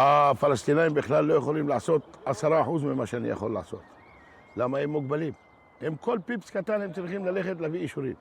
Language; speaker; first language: Hebrew; non-native, local second language; Arabic